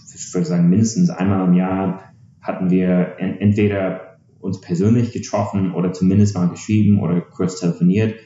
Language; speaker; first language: German; non-native, fluent; English